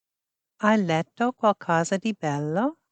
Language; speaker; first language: Italian; non-native, fluent; English